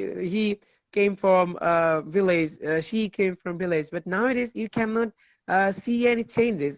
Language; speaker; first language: English; non-native, fluent; Bangla